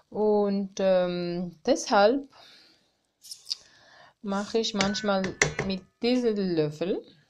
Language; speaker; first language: German; non-native, learner; Armenian